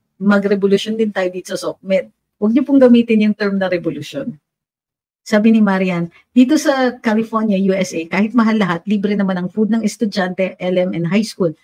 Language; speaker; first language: Filipino; native; Filipino